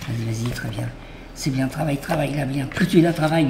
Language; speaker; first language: French; native; French